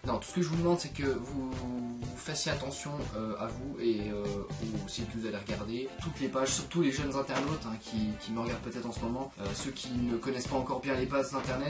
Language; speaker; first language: French; native; French